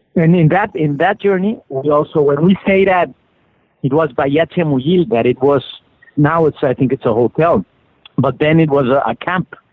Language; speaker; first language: English; non-native, fluent; Spanish